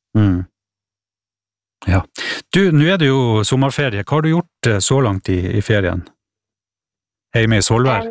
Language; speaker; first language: Norwegian; native; Norwegian